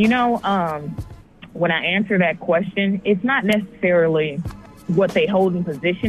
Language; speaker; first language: English; native; English